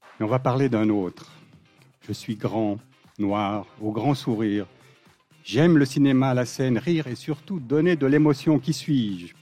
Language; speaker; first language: French; native; French